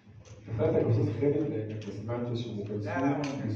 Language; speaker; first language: Arabic; native; Arabic